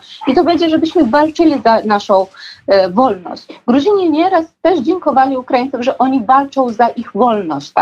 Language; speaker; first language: Polish; non-native, fluent; Georgian